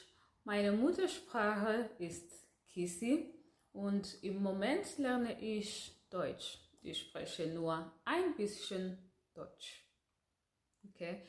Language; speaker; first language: German; non-native, learner; Gusii